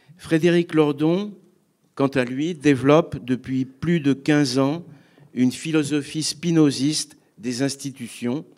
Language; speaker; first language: French; native; French